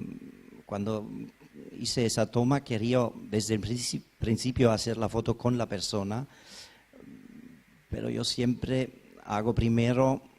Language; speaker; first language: Spanish; non-native, fluent; German